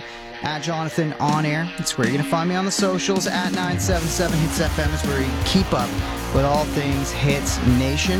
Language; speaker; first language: English; native; English